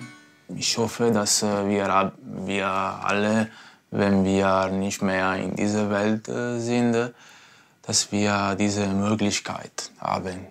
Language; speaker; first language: German; non-native, learner; Italian